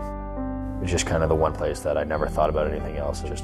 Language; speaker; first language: English; native; English